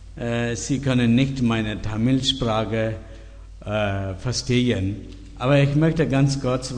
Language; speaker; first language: German; non-native, learner; Tamil